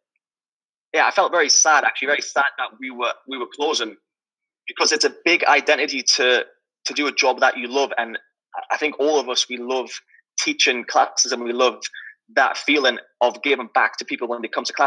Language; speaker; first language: English; native; English